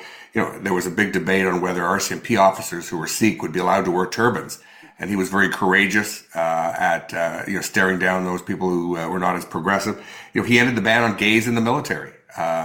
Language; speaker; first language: English; native; English